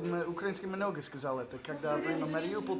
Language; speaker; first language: Russian; non-native, learner; English